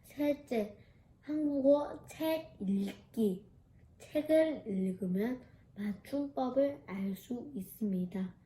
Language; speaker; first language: Korean; early bilingual, heritage; Korean